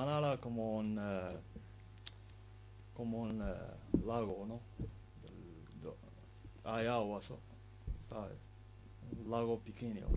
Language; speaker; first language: Spanish; non-native, learner; Arabic